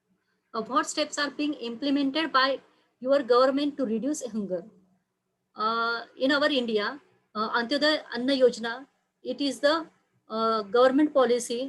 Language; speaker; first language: English; non-native, local second language; Marathi